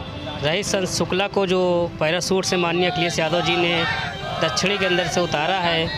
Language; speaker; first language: Hindi; native; Hindi